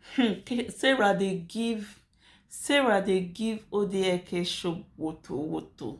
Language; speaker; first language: Nigerian Pidgin; native; Nigerian Pidgin